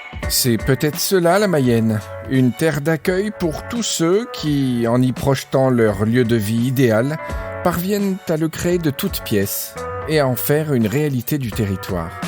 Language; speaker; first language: French; native; French